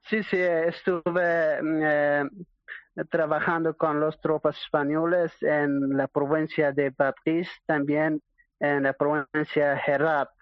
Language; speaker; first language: Spanish; non-native, learner; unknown